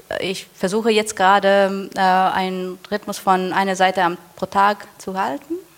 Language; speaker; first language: German; non-native, fluent; Italian